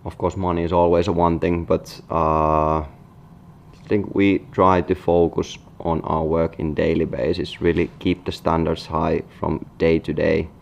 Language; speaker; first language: English; non-native, fluent; Finnish